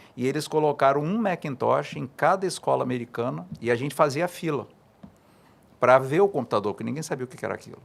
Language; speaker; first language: Portuguese; native; Portuguese